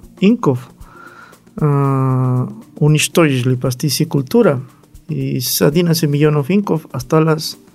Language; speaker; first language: Russian; non-native, learner; Spanish